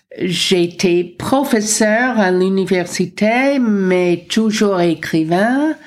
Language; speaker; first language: French; non-native, fluent; English